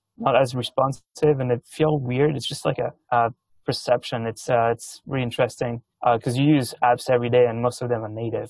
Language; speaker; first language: English; non-native, fluent; French